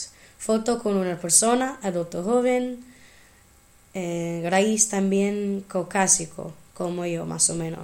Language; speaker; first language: Spanish; non-native, fluent; English